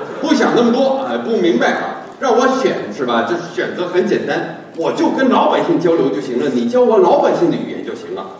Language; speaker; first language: Chinese; non-native, fluent; English